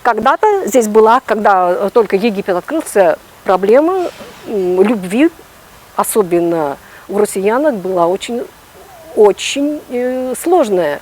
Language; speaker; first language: Russian; non-native, local second language; Ukrainian